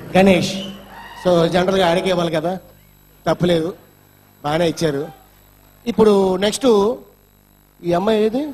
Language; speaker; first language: Telugu; native; Telugu